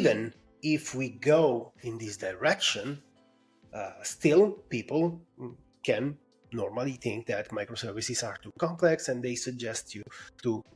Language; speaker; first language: English; non-native, fluent; Italian